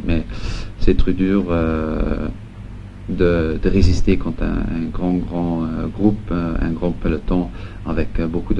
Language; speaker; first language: French; non-native, local second language; Luxembourgish